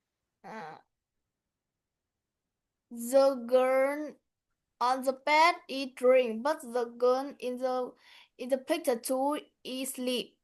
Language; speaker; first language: English; non-native, learner; Vietnamese